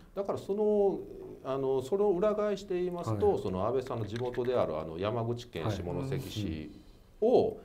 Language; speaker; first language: Japanese; native; Japanese